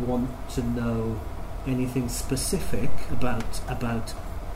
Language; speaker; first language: English; native; English